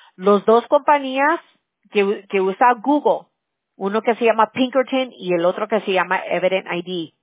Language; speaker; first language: Spanish; early bilingual, other home language; English